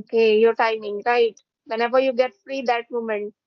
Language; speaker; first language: English; non-native, fluent; Hindi